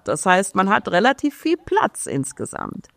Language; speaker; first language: German; native; German